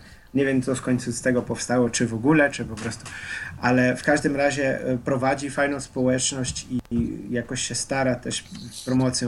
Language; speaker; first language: Polish; non-native, fluent; Slovenian